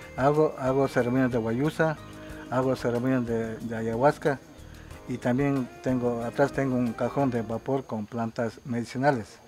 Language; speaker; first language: Spanish; non-native, local second language; Quechua